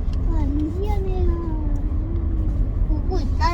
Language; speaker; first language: Korean; early bilingual, other home language; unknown